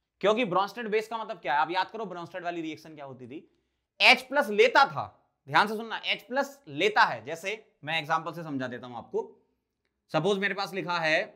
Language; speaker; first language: Hindi; native; Hindi